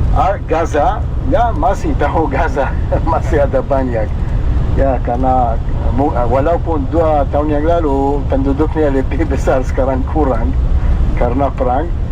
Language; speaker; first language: Indonesian; non-native, fluent; Hebrew